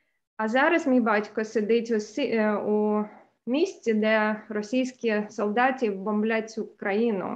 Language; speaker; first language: Ukrainian; non-native, local second language; Russian